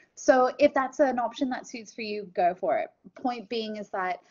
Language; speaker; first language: English; native; English